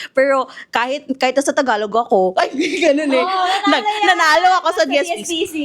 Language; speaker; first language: Filipino; non-native, local second language; English